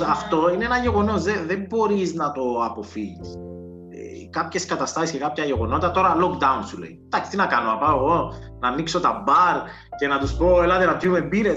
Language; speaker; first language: Greek; native; Greek